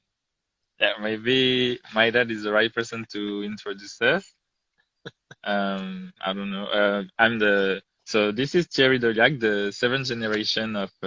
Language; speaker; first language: English; non-native, fluent; French